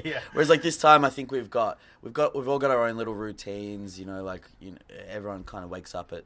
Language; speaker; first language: English; native; English